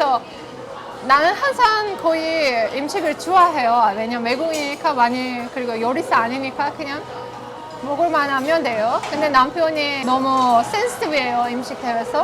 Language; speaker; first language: Korean; non-native, learner; Azerbaijani